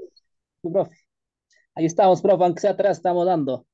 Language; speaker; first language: Spanish; native; Spanish